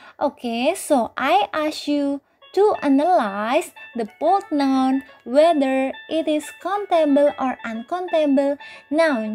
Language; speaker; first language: English; non-native, fluent; Indonesian